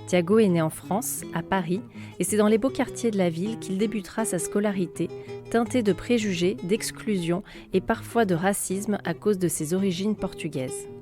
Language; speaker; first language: French; native; French